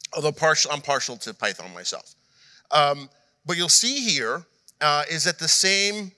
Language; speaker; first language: English; native; English